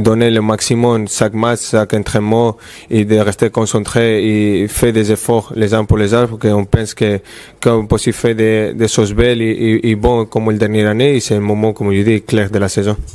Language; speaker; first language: French; non-native, fluent; Spanish